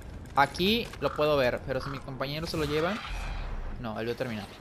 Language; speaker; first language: Spanish; native; Spanish